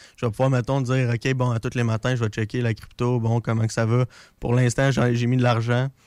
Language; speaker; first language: French; native; French